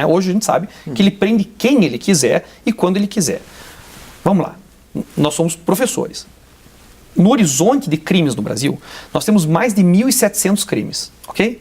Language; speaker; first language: Portuguese; native; Portuguese